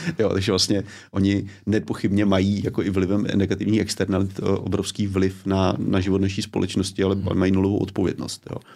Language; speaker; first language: Czech; native; Czech